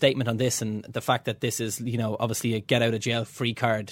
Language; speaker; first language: English; native; English